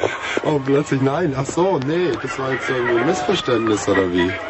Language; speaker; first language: German; native; German